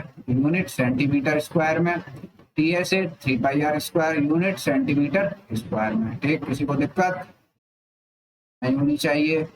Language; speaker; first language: Hindi; native; Hindi